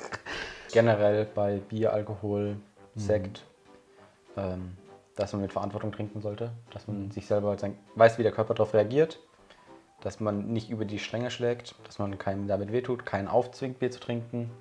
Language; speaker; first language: German; native; German